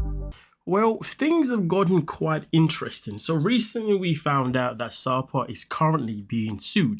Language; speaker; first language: English; native; English